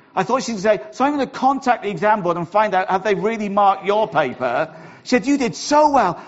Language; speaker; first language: English; native; English